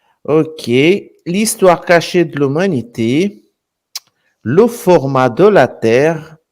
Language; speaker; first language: French; non-native, fluent; Portuguese